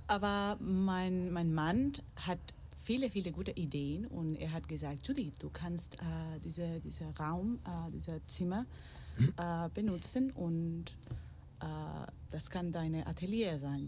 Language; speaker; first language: German; non-native, learner; Spanish